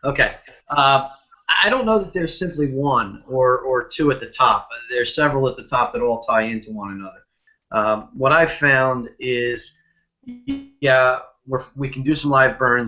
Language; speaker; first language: English; native; English